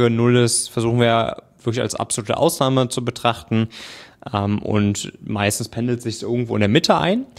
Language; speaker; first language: German; native; German